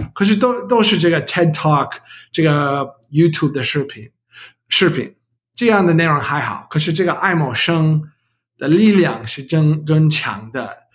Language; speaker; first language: Chinese; non-native, learner; English